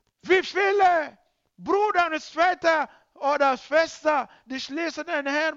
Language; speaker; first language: German; non-native, learner; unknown